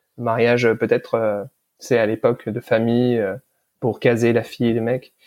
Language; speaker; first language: French; early bilingual, other home language; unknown